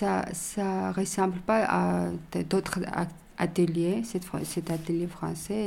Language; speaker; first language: French; non-native, learner; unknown